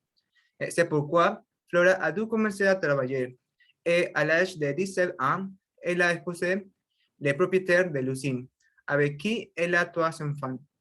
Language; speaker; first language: French; non-native, learner; Spanish